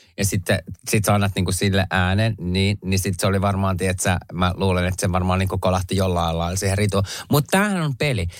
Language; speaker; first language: Finnish; native; Finnish